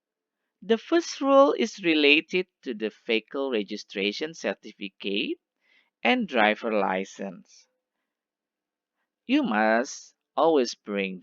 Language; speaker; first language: English; non-native, learner; Indonesian